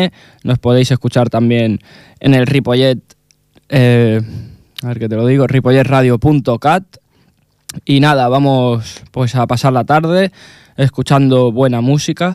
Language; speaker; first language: Spanish; native; Spanish